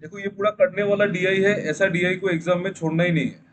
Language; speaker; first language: Hindi; non-native, local second language; Bangla